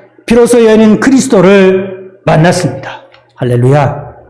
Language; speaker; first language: Korean; native; Korean